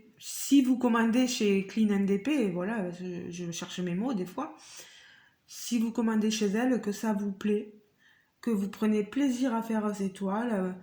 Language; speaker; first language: French; native; French